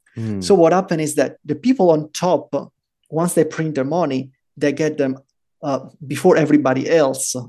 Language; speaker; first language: English; non-native, fluent; Italian